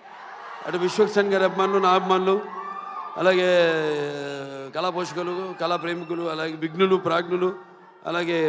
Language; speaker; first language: Telugu; native; Telugu